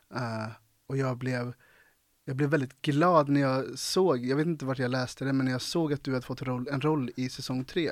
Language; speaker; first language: Swedish; native; Swedish